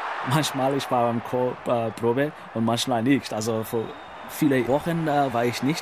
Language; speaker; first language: German; non-native, learner; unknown